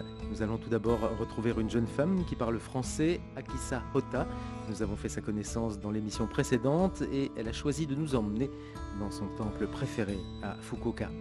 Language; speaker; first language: French; native; French